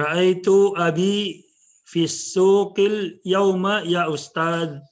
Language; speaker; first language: Arabic; non-native, learner; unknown